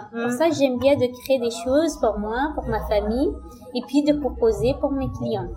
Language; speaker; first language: French; non-native, learner; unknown